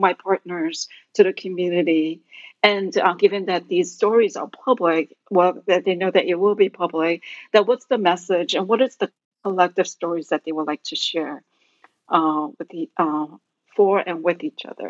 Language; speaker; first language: English; non-native, fluent; Min Nan Chinese